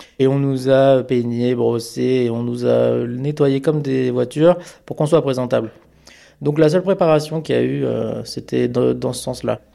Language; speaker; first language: French; early bilingual, other home language; Amharic